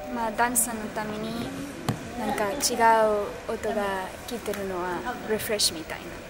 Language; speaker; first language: Japanese; non-native, learner; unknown